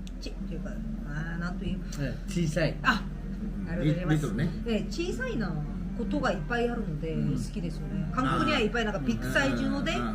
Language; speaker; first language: Japanese; non-native, learner; Korean